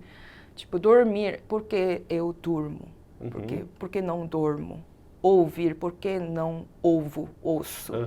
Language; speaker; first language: Portuguese; non-native, fluent; Korean